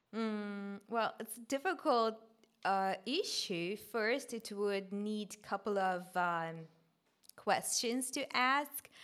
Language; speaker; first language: English; non-native, fluent; Ukrainian